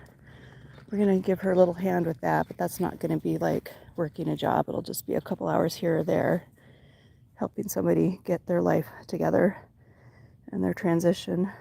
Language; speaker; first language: English; native; English